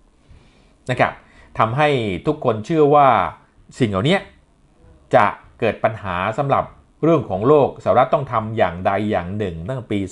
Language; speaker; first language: Thai; native; Thai